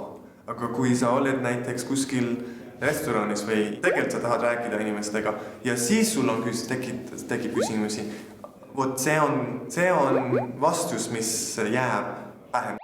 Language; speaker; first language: Estonian; non-native, learner; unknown